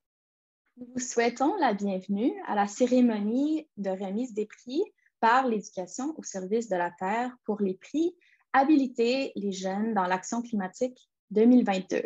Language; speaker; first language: French; native; French